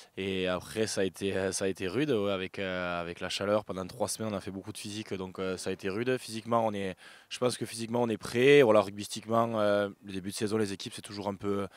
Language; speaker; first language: French; native; French